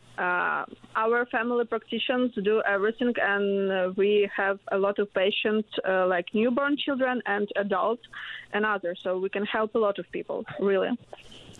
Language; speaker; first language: English; non-native, learner; Ukrainian